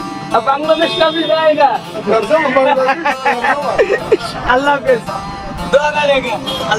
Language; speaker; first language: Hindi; non-native, learner; Bangla